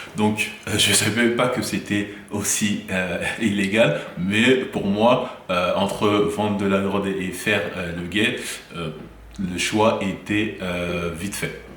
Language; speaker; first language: French; early bilingual, other home language; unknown